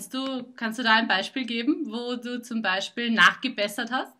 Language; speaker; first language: German; native; German